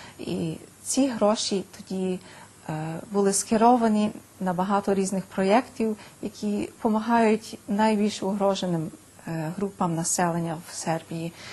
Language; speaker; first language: Ukrainian; early bilingual, heritage; Ukrainian